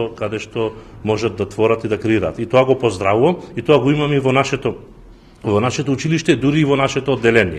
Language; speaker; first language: Macedonian; native; Macedonian